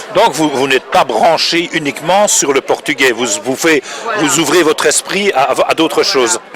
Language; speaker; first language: French; native; French